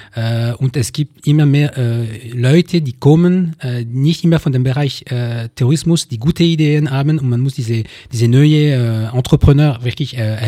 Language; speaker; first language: German; non-native, local second language; French